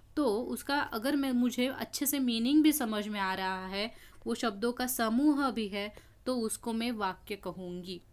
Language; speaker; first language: Hindi; non-native, local second language; Marathi